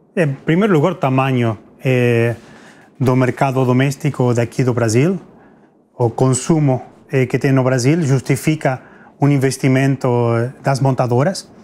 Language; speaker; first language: Portuguese; non-native, fluent; Spanish